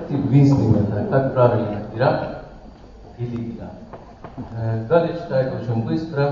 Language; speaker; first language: Russian; non-native, learner; Persian